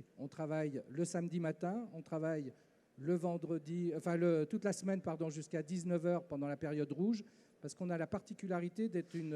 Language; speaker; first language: French; native; French